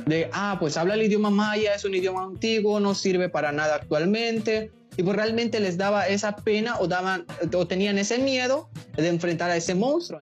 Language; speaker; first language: Spanish; non-native, local second language; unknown